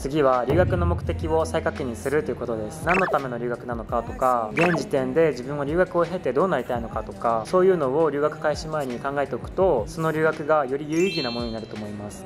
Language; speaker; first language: Japanese; native; Japanese